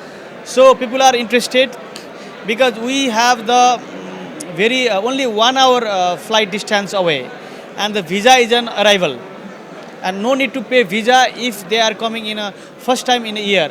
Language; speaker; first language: English; non-native, fluent; Nepali